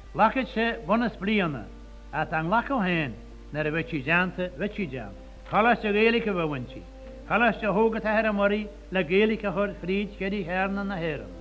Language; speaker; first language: Irish; native; Irish